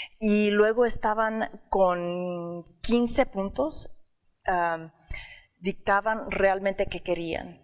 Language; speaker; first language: Spanish; early bilingual, heritage; English